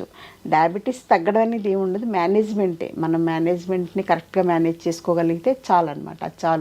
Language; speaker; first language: Telugu; native; Telugu